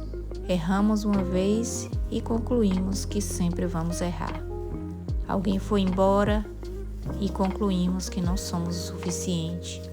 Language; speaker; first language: Portuguese; native; Portuguese